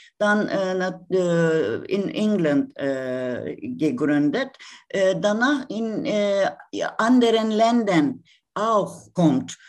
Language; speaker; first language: German; non-native, learner; Turkish